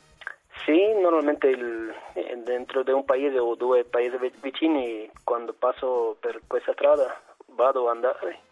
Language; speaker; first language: Italian; non-native, fluent; German